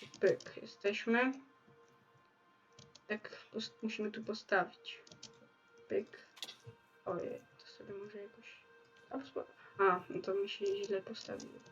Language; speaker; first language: Polish; native; Polish